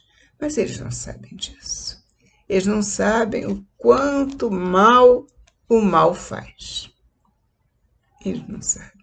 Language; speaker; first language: Portuguese; native; Portuguese